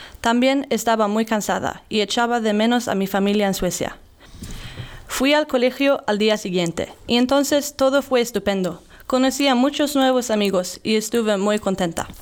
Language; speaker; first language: Spanish; non-native, learner; Swedish